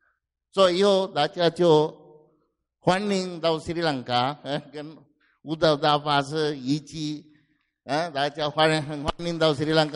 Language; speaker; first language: Chinese; non-native, fluent; Sinhala